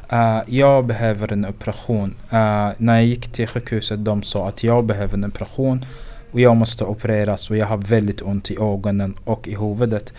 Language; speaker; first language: Swedish; non-native, fluent; Arabic